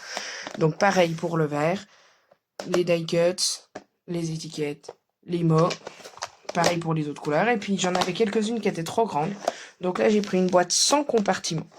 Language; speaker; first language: French; native; French